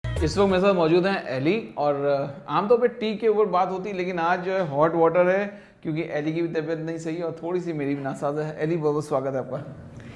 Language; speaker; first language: Hindi; native; Hindi